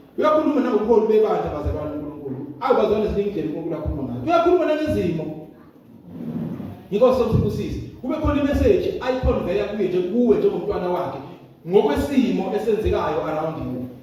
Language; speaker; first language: Zulu; native; Zulu